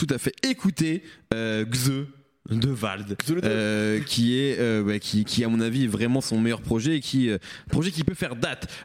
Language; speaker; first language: French; native; French